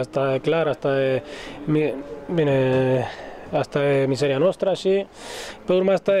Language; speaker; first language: Romanian; non-native, fluent; Arabic